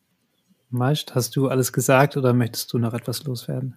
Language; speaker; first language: German; native; German